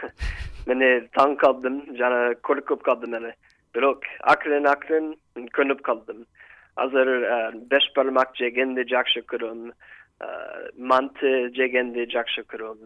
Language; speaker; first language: Kyrgyz; non-native, learner; English